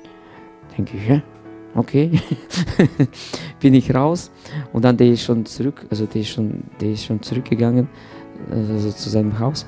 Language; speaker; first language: German; non-native, fluent; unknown